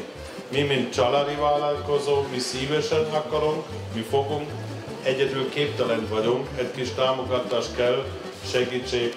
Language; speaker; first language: Hungarian; non-native, learner; German